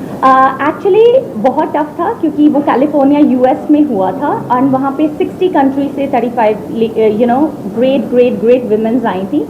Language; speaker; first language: Hindi; native; Hindi